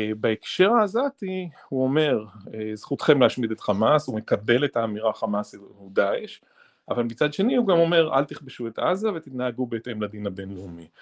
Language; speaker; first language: Hebrew; native; Hebrew